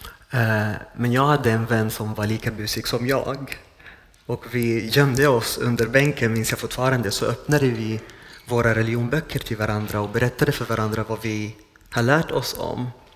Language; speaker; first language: Swedish; non-native, fluent; Arabic